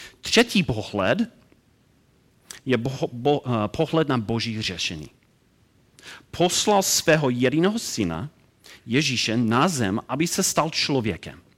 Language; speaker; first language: Czech; non-native, learner; English